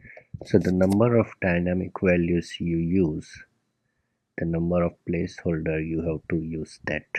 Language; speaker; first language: English; non-native, local second language; Gujarati